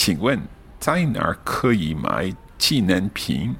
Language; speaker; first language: Chinese; non-native, learner; English